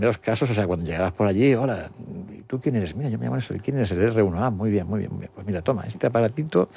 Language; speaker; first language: Spanish; native; Spanish